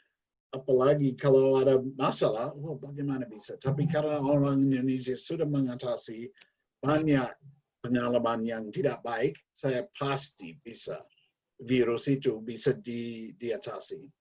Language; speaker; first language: Indonesian; non-native, learner; English